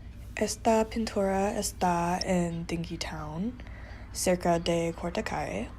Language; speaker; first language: Spanish; non-native, learner; English